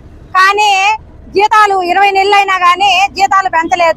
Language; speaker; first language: Telugu; native; Telugu